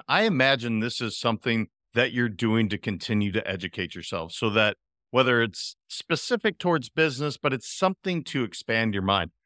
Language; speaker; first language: English; native; English